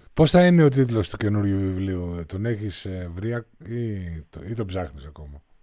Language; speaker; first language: Greek; native; Greek